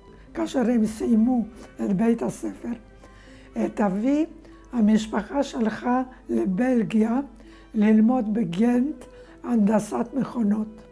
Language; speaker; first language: Hebrew; non-native, fluent; Polish